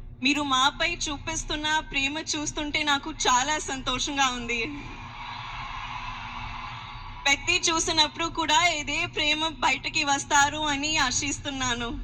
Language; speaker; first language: Telugu; non-native, local second language; Hindi